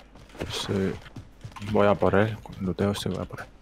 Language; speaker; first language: Spanish; native; Spanish